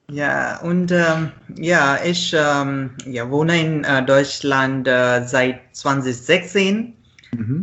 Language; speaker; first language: German; non-native, learner; Marathi